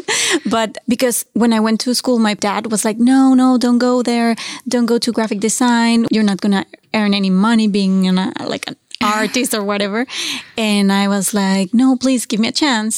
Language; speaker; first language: English; non-native, fluent; Spanish